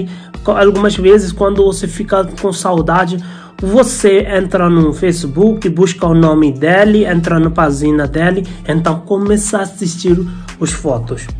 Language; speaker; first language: Portuguese; non-native, learner; Hindi